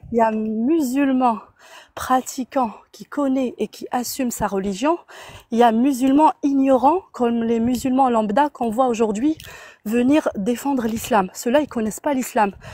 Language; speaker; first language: French; non-native, local second language; Arabic